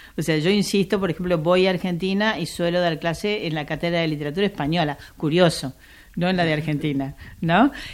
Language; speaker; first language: Spanish; native; Spanish